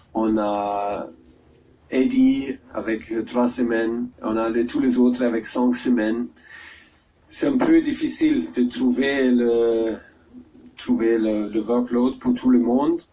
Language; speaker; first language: French; non-native, learner; German